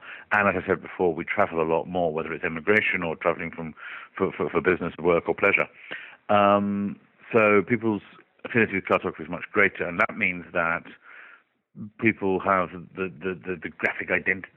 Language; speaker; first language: English; native; English